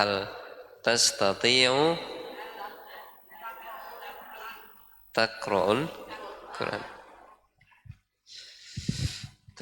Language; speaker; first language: Arabic; non-native, fluent; Indonesian